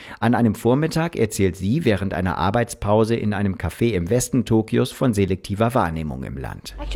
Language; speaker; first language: German; native; German